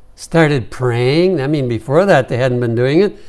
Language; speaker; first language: English; native; English